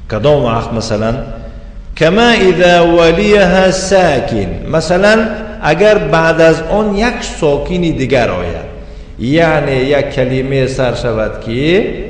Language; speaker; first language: Persian; native; Persian